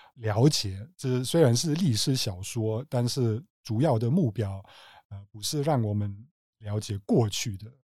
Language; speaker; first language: Chinese; non-native, fluent; German